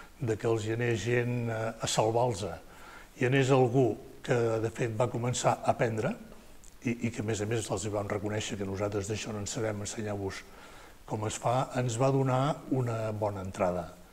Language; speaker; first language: Catalan; native; Catalan